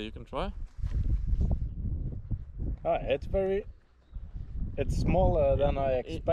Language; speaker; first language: English; non-native, fluent; Swedish